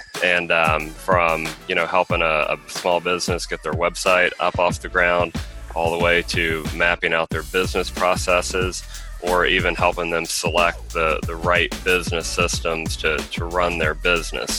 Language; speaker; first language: English; native; English